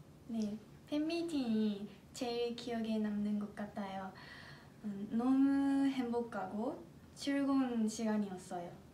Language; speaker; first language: Korean; non-native, fluent; Japanese